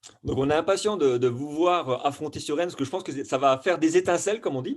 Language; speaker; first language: French; native; French